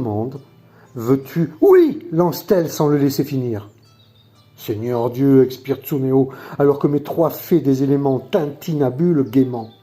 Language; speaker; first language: French; native; French